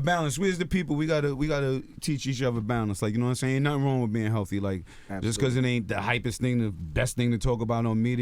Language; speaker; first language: English; native; English